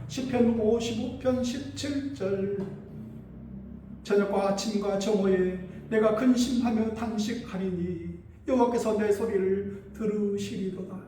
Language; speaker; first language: Korean; native; Korean